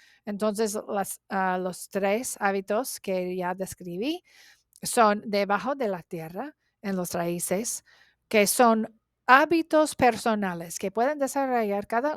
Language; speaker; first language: Spanish; non-native, learner; English